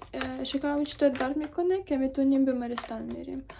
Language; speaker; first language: Persian; non-native, learner; Ukrainian